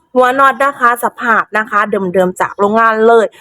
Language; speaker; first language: Thai; native; Thai